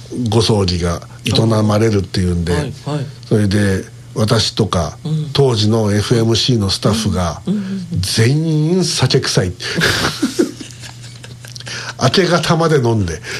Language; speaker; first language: Japanese; native; Japanese